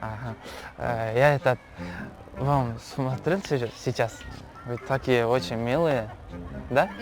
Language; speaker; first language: Russian; non-native, local second language; Kazakh